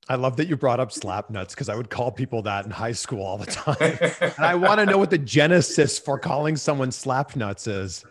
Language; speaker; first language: English; native; English